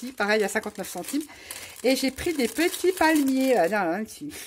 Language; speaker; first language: French; native; French